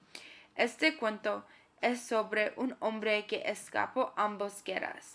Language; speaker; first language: Spanish; non-native, learner; English